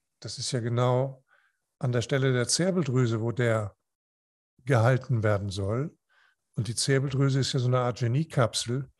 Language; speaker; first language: German; non-native, fluent; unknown